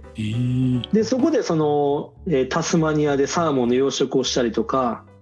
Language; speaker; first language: Japanese; native; Japanese